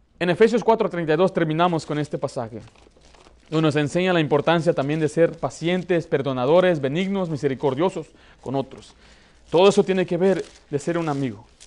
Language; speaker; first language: Spanish; early bilingual, heritage; Spanish